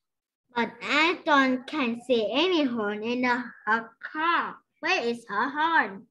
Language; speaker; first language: English; non-native, learner; Vietnamese